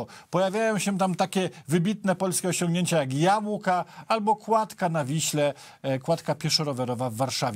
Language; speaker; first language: Polish; native; Polish